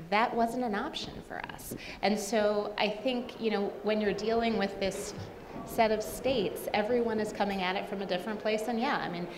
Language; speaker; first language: English; native; English